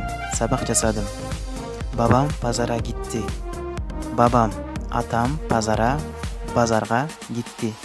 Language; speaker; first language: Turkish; non-native, fluent; Kyrgyz